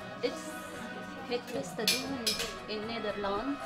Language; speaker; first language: Dutch; non-native, learner; Arabic